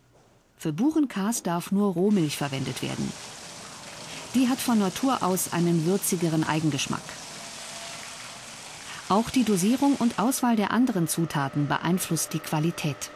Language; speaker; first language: German; native; German